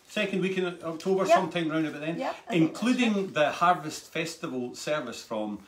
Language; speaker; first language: English; native; English